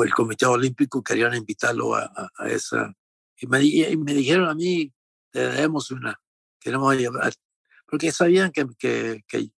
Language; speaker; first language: Spanish; native; Spanish